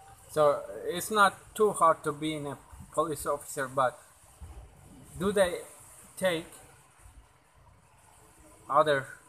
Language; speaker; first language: English; non-native, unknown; Turkish